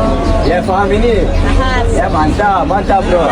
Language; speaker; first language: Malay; non-native, learner; Arabic